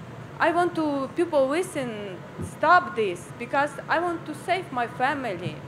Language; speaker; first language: English; non-native, learner; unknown